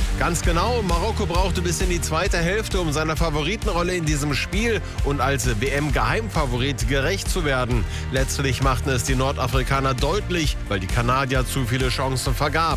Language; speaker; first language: German; native; German